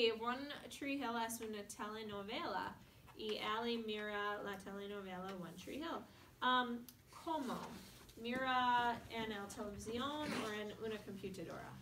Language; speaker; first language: Spanish; non-native, fluent; English